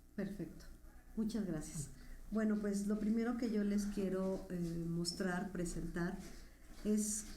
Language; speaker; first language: Spanish; native; Spanish